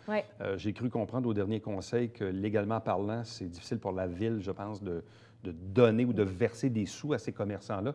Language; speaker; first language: French; native; French